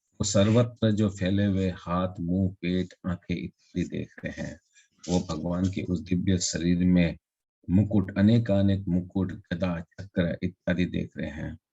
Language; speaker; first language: Hindi; non-native, local second language; Assamese